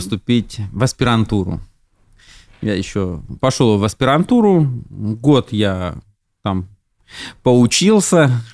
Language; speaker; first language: Russian; native; Russian